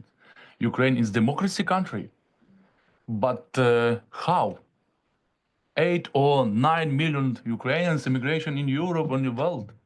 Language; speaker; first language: English; non-native, learner; Ukrainian